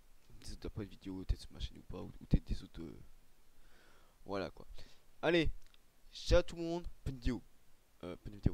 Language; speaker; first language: French; native; French